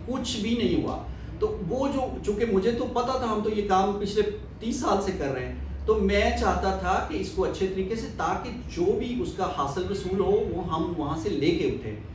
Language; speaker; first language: Urdu; non-native, local second language; Punjabi